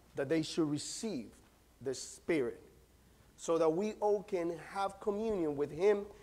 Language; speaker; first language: English; non-native, fluent; Spanish